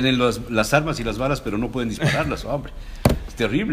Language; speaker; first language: Spanish; native; Spanish